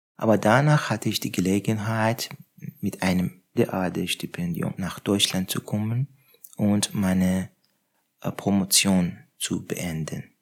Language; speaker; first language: German; non-native, fluent; Persian